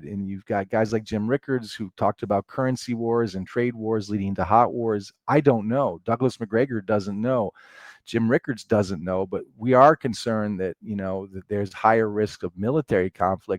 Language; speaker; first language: English; native; English